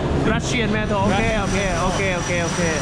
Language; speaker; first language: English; non-native, learner; Thai